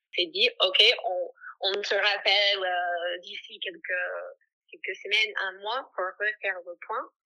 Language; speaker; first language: French; non-native, fluent; English